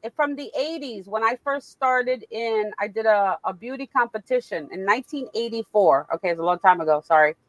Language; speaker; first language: English; early bilingual, other home language; Spanish